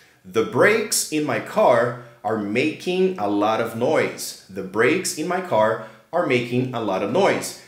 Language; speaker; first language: English; non-native, fluent; Portuguese